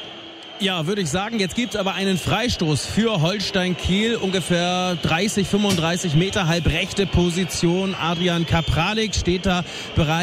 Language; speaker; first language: German; native; German